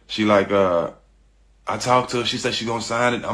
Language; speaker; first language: English; native; English